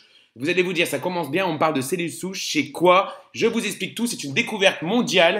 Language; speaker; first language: French; native; French